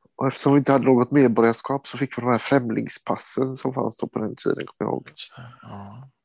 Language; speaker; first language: Swedish; early bilingual, other home language; Romany